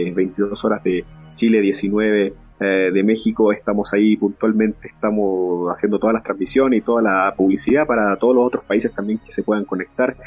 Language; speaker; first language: Spanish; native; Spanish